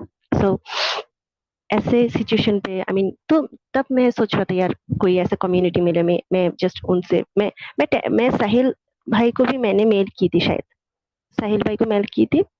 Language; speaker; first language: Hindi; non-native, fluent; Bangla